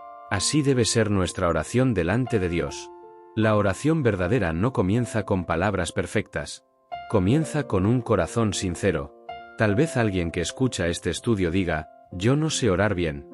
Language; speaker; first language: Spanish; native; Spanish